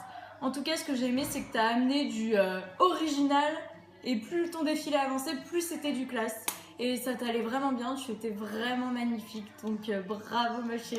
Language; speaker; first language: French; native; French